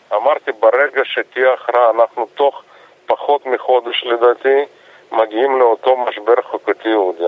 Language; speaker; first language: Hebrew; non-native, fluent; Russian